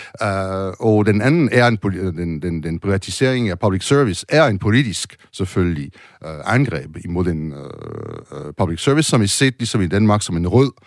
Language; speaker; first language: Danish; non-native, learner; French